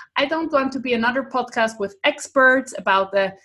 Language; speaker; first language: English; non-native, fluent; Swiss German